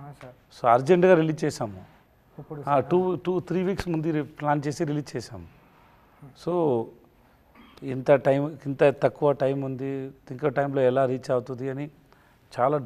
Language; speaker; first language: Telugu; non-native, learner; Tamil